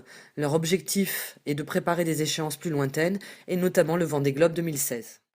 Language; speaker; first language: French; native; French